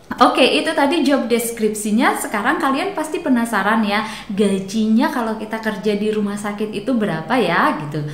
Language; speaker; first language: Indonesian; native; Indonesian